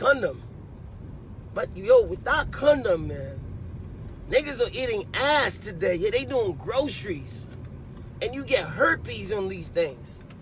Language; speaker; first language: English; non-native, fluent; Haitian Creole